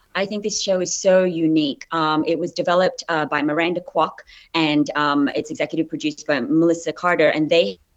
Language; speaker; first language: English; native; English